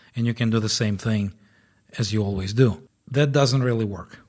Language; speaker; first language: English; non-native, fluent; Ukrainian